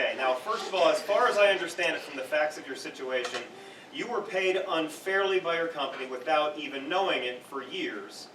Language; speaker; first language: English; native; English